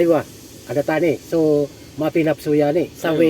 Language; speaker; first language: Arabic; non-native, learner; Filipino